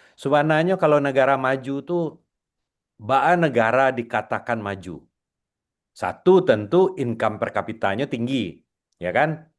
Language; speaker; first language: Indonesian; non-native, local second language; Minangkabau